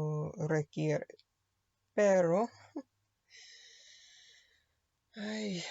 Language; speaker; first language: Spanish; non-native, learner; English